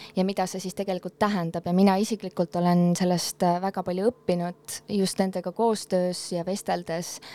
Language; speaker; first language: Estonian; native; Estonian